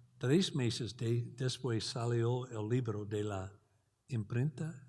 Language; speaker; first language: Spanish; non-native, learner; English